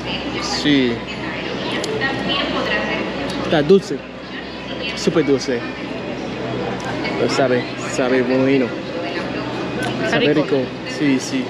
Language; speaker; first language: Spanish; non-native, learner; English